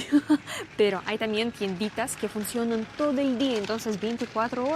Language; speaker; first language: Spanish; non-native, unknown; Russian